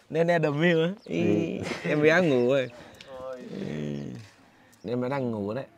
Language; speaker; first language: Portuguese; non-native, learner; Vietnamese